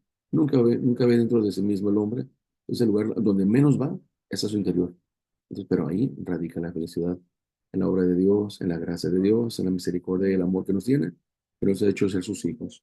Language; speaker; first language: Spanish; native; Spanish